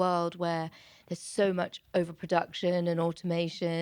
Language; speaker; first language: English; native; English